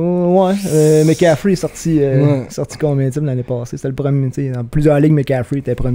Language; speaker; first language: French; native; French